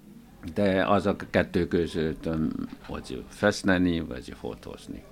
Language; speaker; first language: Hungarian; non-native, learner; Chinese